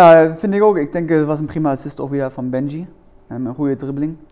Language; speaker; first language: Dutch; non-native, learner; German